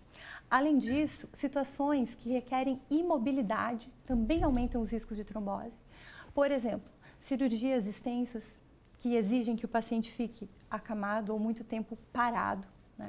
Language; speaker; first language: Portuguese; native; Portuguese